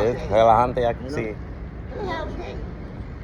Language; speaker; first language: Spanish; non-native, learner; English